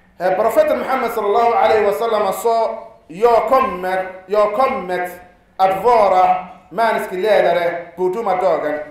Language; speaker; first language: Swedish; non-native, fluent; Arabic